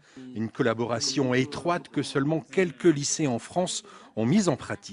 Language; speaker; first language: French; native; French